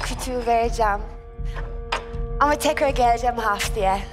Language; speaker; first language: Turkish; non-native, learner; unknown